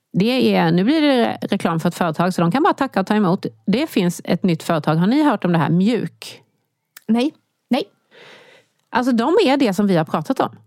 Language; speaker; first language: Swedish; native; Swedish